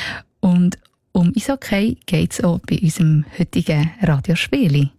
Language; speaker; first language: German; native; German